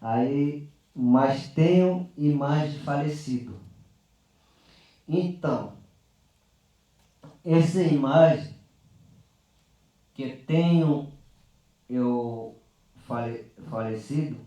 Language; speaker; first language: Portuguese; non-native, local second language; Yanomámi